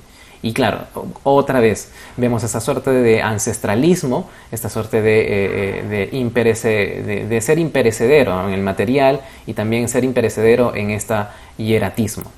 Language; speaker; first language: Spanish; native; Spanish